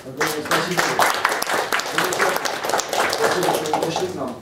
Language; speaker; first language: Russian; native; Russian